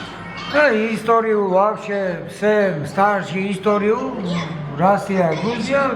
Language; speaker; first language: Russian; non-native, learner; Georgian